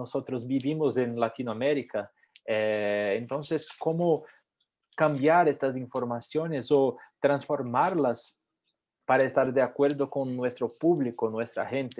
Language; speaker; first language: Spanish; non-native, fluent; Portuguese